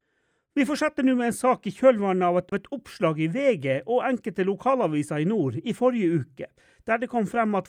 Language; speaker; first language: Norwegian; native; Norwegian